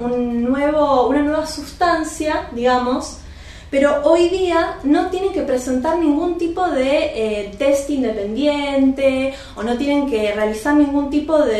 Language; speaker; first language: Spanish; native; Spanish